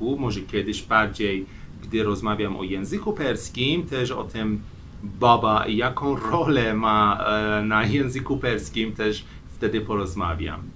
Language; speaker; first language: Polish; non-native, fluent; Persian